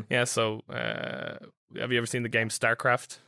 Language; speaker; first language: English; native; English